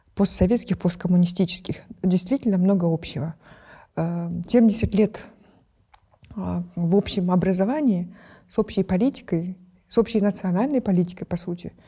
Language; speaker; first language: Russian; non-native, local second language; Kyrgyz